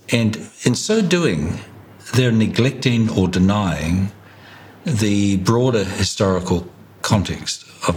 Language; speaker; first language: English; native; English